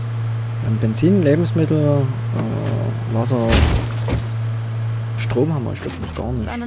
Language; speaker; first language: German; native; German